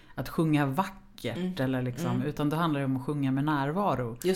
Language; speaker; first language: Swedish; native; Swedish